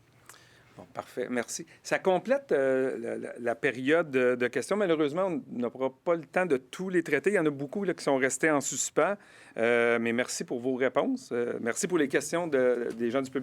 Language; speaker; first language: French; native; French